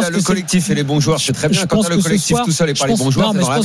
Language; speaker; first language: French; native; French